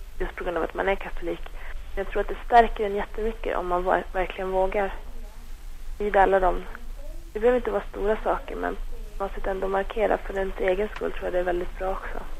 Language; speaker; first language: Swedish; native; Swedish